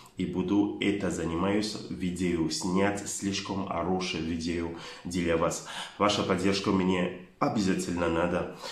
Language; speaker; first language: Russian; non-native, learner; French